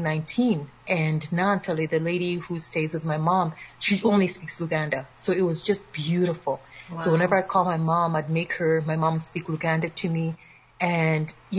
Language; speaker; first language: English; native; English